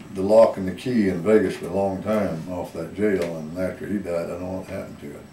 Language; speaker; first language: English; native; English